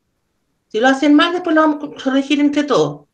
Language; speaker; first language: Spanish; native; Spanish